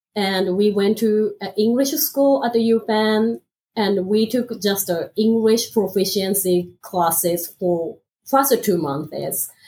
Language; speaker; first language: English; non-native, fluent; Japanese